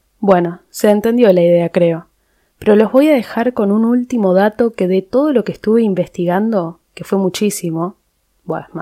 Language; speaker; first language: Spanish; native; Spanish